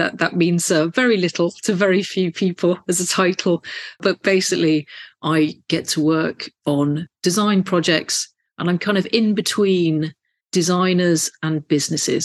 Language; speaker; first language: English; native; English